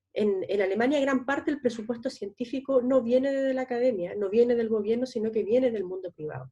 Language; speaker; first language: Spanish; native; Spanish